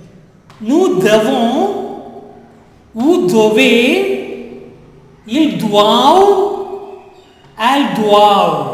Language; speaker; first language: French; non-native, learner; Tamil